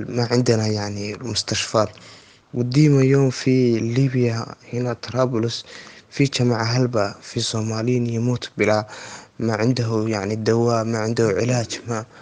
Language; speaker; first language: Arabic; non-native, local second language; Somali